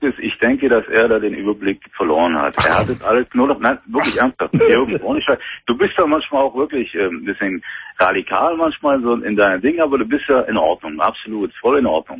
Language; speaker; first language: German; native; German